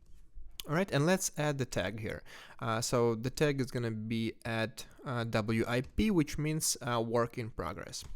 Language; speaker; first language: English; non-native, fluent; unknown